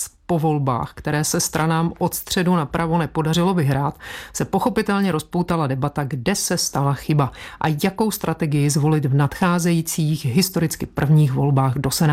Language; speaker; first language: Czech; native; Czech